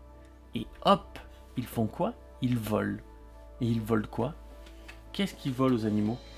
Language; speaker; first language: French; native; French